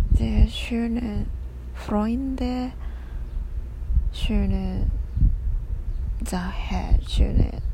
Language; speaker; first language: German; non-native, learner; Japanese